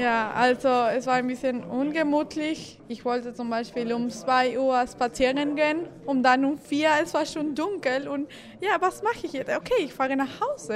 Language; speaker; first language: German; non-native, fluent; Spanish